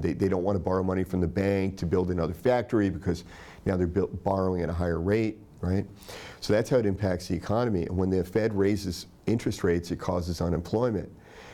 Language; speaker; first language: English; native; English